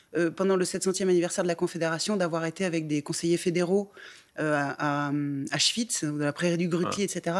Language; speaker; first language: French; native; French